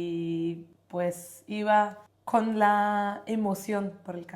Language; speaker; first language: Spanish; non-native, fluent; Polish